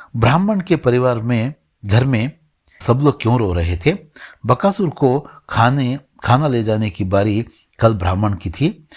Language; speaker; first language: Hindi; non-native, local second language; Kannada